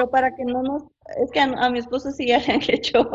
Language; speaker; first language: Spanish; native; Spanish